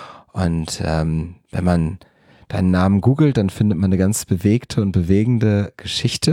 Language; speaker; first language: German; native; German